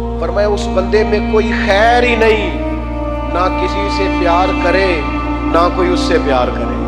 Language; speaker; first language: Urdu; non-native, local second language; Punjabi